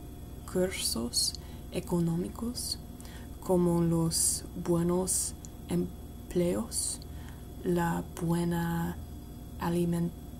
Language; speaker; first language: Spanish; non-native, learner; English